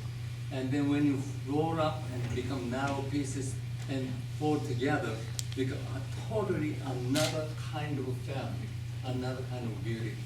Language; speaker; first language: English; non-native, fluent; Japanese